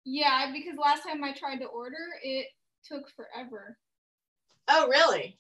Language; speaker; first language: English; native; English